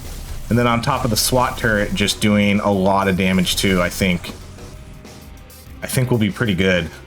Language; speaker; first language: English; native; English